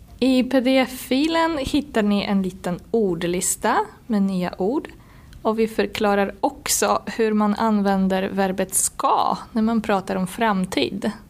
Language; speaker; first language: Swedish; native; Swedish